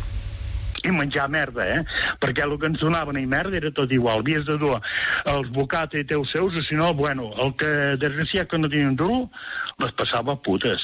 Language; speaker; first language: Catalan; native; Catalan